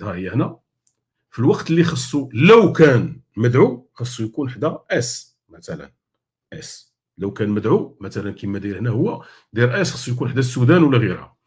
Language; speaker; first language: Arabic; native; Arabic